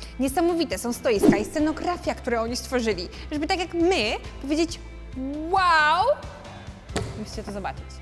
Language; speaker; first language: Polish; native; Polish